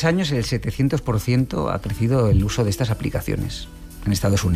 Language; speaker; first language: Spanish; native; Spanish